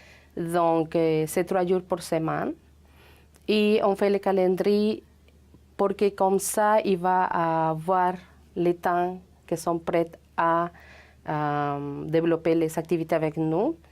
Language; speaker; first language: French; non-native, fluent; Spanish